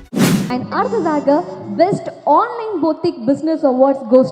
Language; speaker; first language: Tamil; native; Tamil